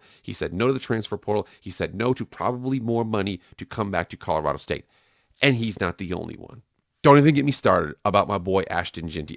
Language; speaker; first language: English; native; English